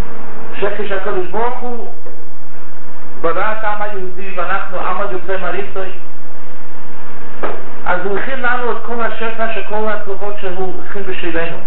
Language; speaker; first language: Hebrew; non-native, fluent; English